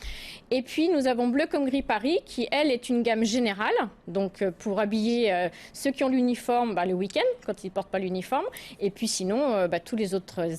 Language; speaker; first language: French; native; French